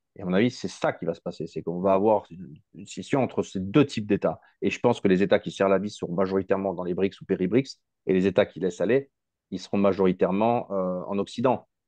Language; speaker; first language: French; native; French